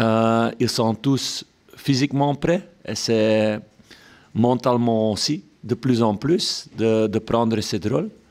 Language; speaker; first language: French; non-native, local second language; Dutch